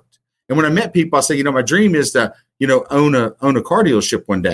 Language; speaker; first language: English; native; English